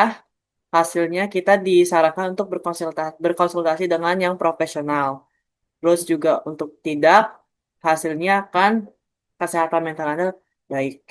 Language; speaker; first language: Indonesian; native; Indonesian